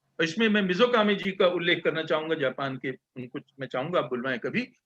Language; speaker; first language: Hindi; native; Hindi